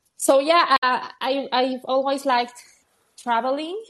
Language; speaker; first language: English; non-native, fluent; Spanish